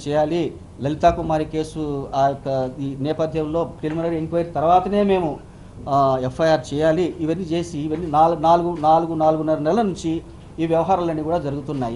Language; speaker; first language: Telugu; native; Telugu